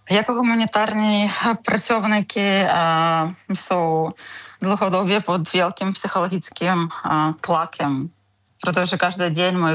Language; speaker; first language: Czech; non-native, learner; Ukrainian